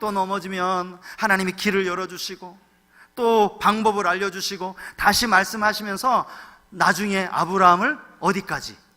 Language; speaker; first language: Korean; native; Korean